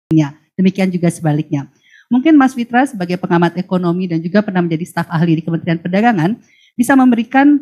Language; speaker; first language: Indonesian; native; Indonesian